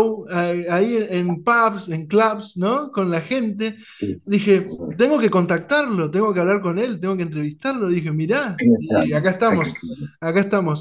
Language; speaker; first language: Spanish; native; Spanish